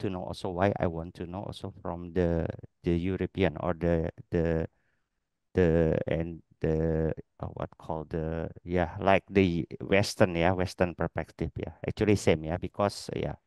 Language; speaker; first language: English; non-native, learner; Indonesian